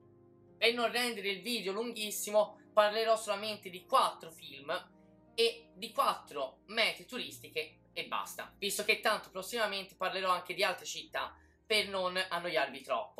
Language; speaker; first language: Italian; native; Italian